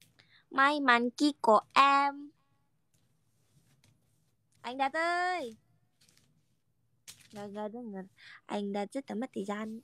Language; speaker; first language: Vietnamese; non-native, learner; Indonesian